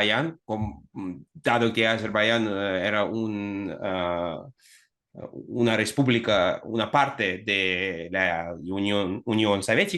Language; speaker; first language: Spanish; non-native, fluent; Russian